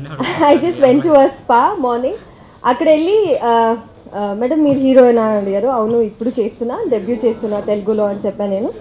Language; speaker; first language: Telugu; non-native, learner; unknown